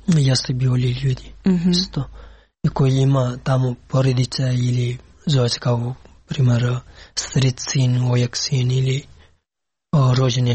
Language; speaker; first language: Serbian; non-native, learner; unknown